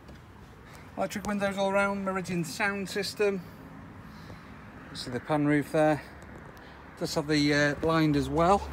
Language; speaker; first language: English; native; English